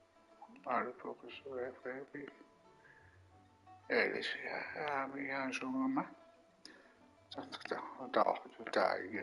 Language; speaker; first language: German; non-native, learner; Vietnamese